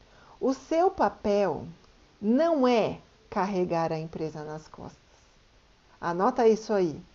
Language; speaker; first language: Portuguese; native; Portuguese